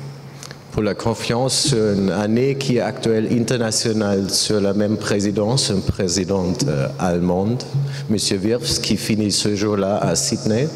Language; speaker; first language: French; non-native, learner; German